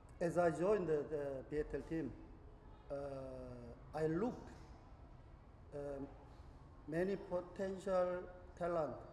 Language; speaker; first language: English; non-native, learner; Korean